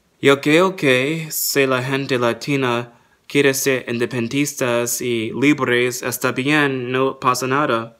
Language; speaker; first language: Spanish; non-native, learner; English